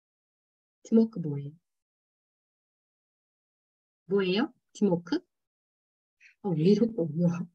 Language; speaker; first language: Korean; non-native, learner; Turkish